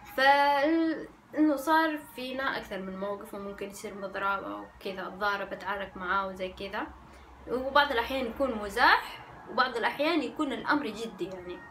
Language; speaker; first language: Arabic; early bilingual, other home language; Korean